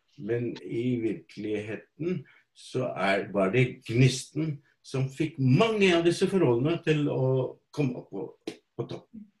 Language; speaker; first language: Norwegian; non-native, fluent; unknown